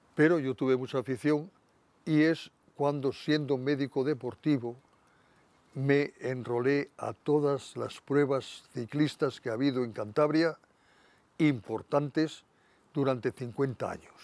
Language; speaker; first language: Spanish; native; Spanish